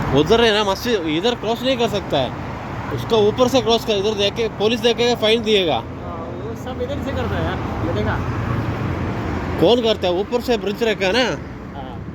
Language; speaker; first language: Hindi; non-native, local second language; Malayalam